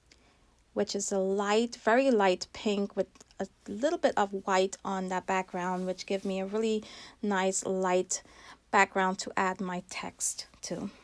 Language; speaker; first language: English; native; English